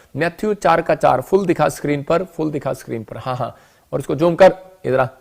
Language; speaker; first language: Hindi; non-native, local second language; Punjabi